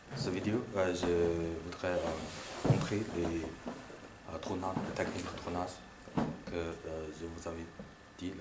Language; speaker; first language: French; non-native, learner; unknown